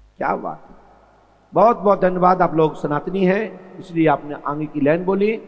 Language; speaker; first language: Hindi; native; Hindi